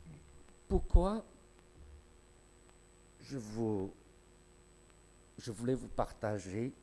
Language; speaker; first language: French; non-native, fluent; Chinese